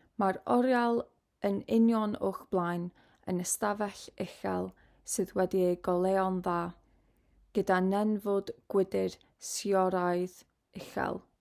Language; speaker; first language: Welsh; non-native, local second language; English